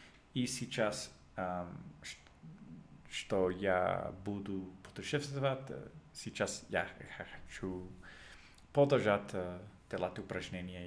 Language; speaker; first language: Russian; non-native, learner; English